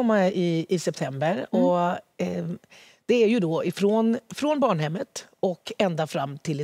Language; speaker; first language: Swedish; early bilingual, other home language; Spanish